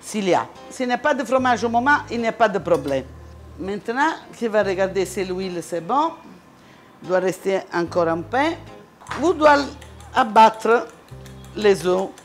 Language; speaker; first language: French; non-native, learner; Italian